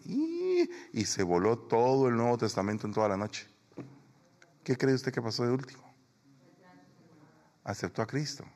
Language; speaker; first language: Spanish; native; Spanish